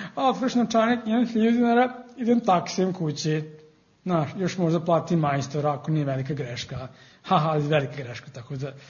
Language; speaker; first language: Serbian; non-native, fluent; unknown